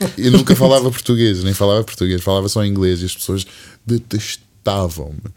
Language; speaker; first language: Portuguese; early bilingual, other home language; English